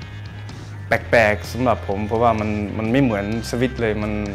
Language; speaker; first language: Thai; early bilingual, heritage; Thai